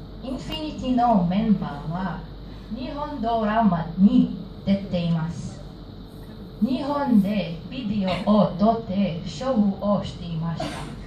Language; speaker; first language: Japanese; non-native, learner; Hebrew